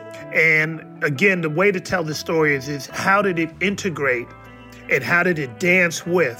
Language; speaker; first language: English; native; English